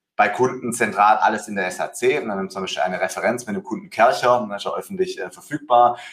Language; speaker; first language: German; native; German